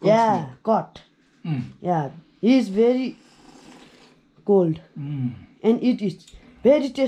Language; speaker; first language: English; non-native, learner; Nepali